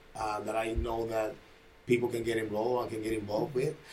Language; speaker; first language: English; non-native, fluent; Spanish